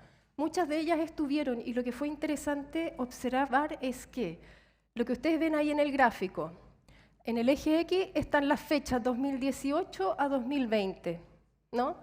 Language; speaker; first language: Spanish; native; Spanish